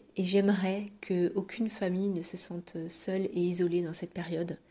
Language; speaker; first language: French; native; French